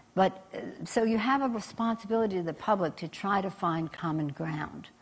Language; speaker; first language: English; native; English